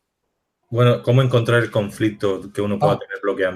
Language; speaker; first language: Spanish; native; Spanish